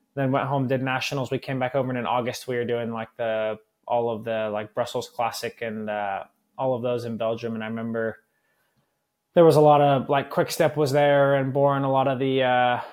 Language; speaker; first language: English; native; English